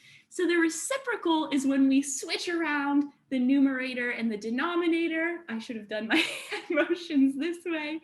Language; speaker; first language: English; native; English